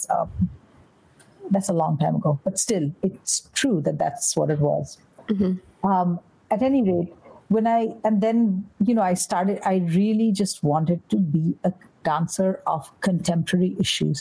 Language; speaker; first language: English; non-native, local second language; Bangla